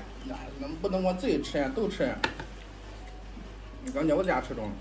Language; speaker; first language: Chinese; native; Chinese